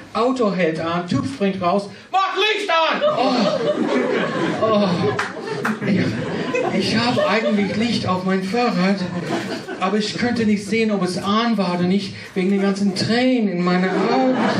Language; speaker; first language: German; non-native, fluent; English